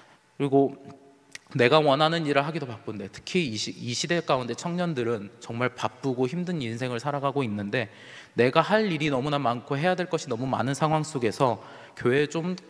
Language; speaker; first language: Korean; native; Korean